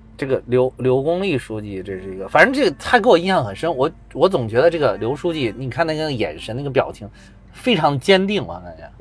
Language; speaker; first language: Chinese; native; Chinese